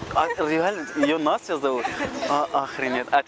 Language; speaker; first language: Russian; non-native, local second language; Tajik